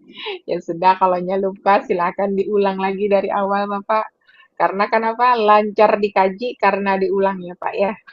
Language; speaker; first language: Indonesian; native; Indonesian